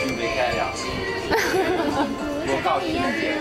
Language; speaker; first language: Chinese; native; Chinese